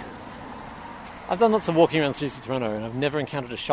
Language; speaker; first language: English; native; English